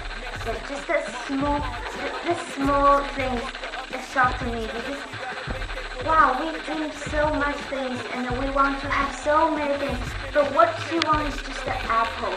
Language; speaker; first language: English; non-native, learner; Chinese